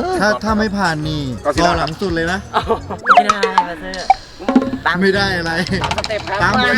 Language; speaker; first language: Thai; native; Thai